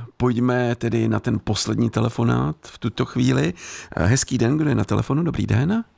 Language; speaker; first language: Czech; native; Czech